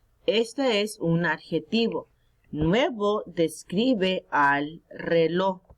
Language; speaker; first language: Spanish; early bilingual, heritage; Spanish